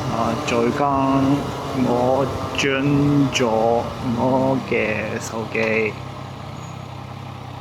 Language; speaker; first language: Chinese; non-native, learner; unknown